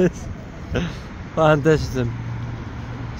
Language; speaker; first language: Arabic; non-native, learner; Bangla